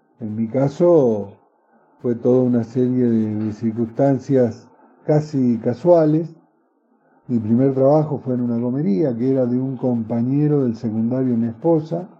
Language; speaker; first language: Spanish; native; Spanish